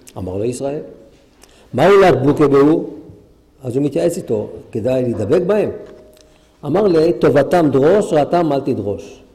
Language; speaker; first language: Hebrew; native; Hebrew